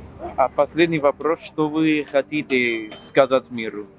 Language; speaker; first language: Russian; non-native, fluent; Spanish